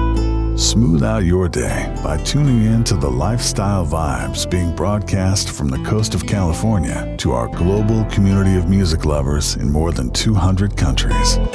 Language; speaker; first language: English; native; English